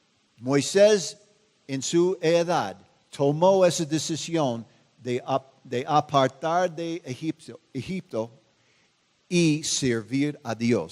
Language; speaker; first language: Spanish; non-native, fluent; English